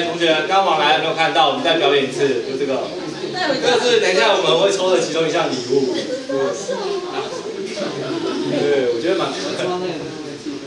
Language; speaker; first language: Chinese; native; Chinese